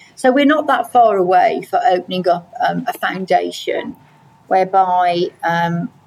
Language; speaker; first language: English; native; English